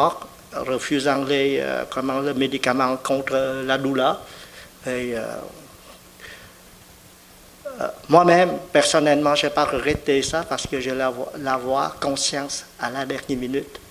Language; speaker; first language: French; non-native, fluent; Vietnamese